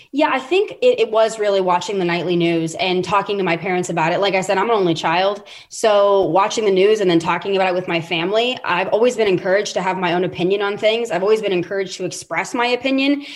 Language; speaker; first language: English; native; English